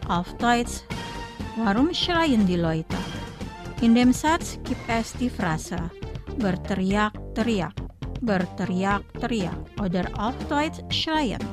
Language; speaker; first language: German; non-native, fluent; Indonesian